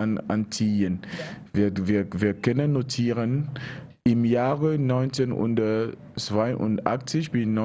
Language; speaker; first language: German; non-native, learner; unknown